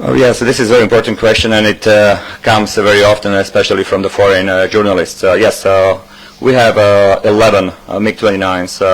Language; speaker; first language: English; non-native, fluent; Slovak